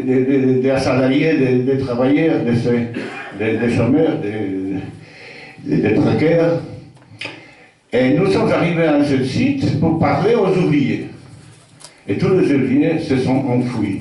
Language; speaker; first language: French; non-native, fluent; Polish